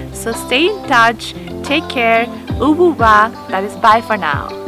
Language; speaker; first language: English; non-native, local second language; Hindi